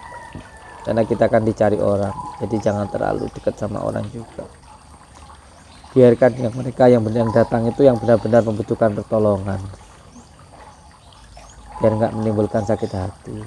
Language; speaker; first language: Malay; non-native, local second language; Javanese